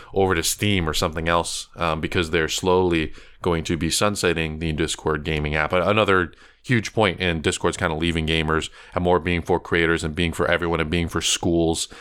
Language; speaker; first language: English; native; English